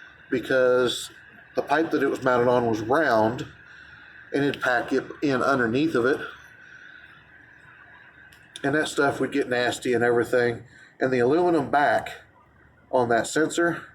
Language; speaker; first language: English; native; English